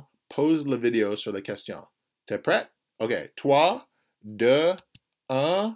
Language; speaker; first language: French; non-native, fluent; English